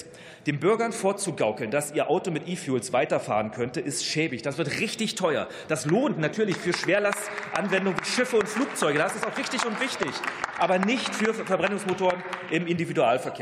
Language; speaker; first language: German; native; German